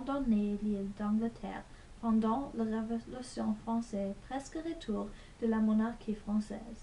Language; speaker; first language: French; non-native, learner; English